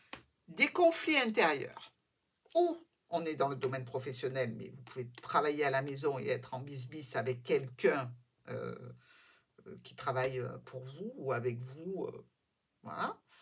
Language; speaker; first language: French; native; French